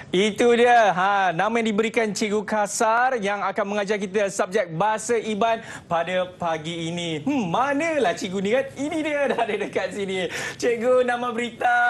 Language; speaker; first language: Malay; native; Malay